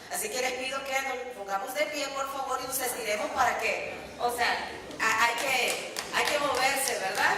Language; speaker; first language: Spanish; native; Spanish